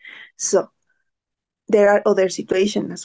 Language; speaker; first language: English; non-native, learner; Spanish